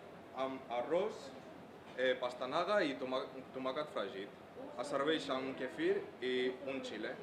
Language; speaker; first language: Catalan; non-native, learner; Romanian